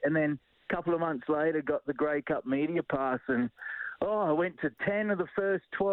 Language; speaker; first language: English; native; English